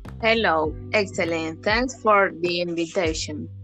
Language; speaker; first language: English; non-native, fluent; Spanish